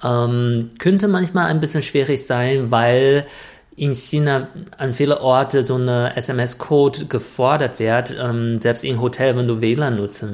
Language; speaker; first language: German; non-native, fluent; Chinese